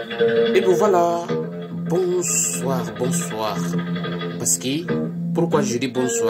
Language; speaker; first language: French; non-native, learner; Bambara